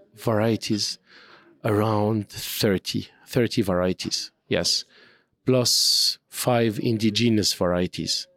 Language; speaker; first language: English; non-native, fluent; French